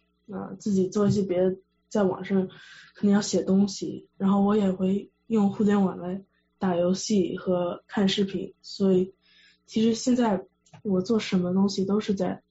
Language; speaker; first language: Chinese; early bilingual, heritage; Chinese